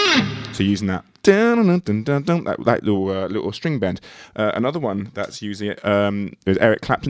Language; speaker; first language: English; native; English